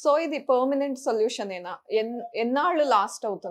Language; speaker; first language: Telugu; native; Telugu